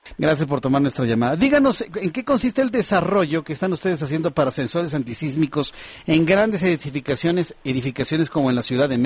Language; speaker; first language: Spanish; native; Spanish